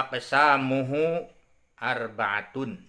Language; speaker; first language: Arabic; non-native, fluent; Sundanese